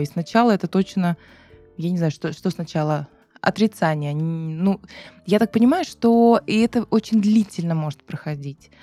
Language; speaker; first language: Russian; native; Russian